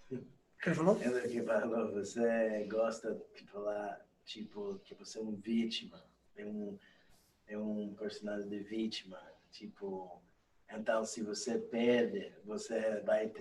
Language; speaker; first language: Portuguese; non-native, fluent; English